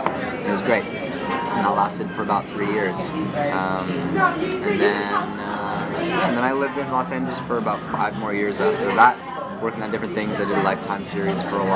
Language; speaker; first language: English; early bilingual, other home language; Hebrew